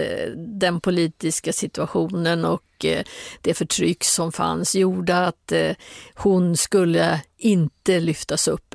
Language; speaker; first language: Swedish; native; Swedish